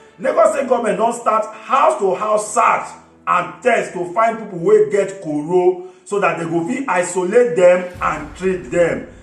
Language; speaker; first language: Nigerian Pidgin; non-native, local second language; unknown